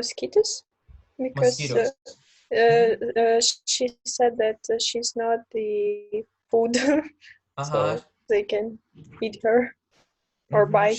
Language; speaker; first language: English; non-native, fluent; Russian